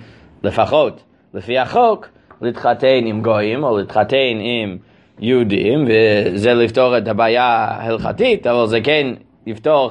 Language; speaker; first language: Hebrew; non-native, fluent; English